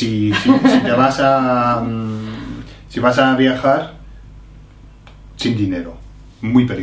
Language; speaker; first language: Spanish; non-native, fluent; English